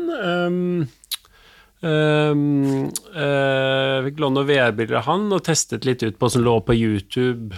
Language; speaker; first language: Norwegian; native; Norwegian